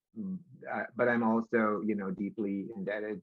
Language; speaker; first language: English; non-native, local second language; Filipino